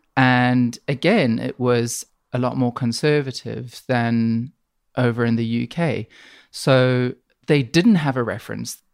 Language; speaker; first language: English; native; English